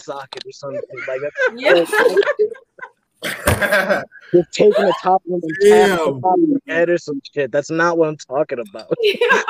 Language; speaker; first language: English; native; English